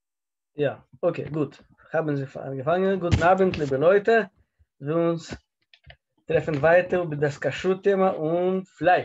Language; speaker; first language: German; non-native, learner; Russian